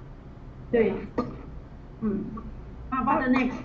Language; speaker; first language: English; non-native, learner; Chinese